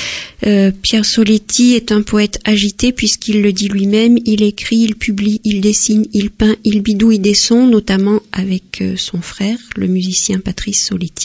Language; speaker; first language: French; native; French